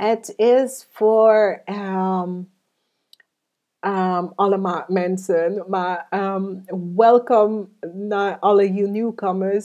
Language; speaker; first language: Dutch; non-native, fluent; English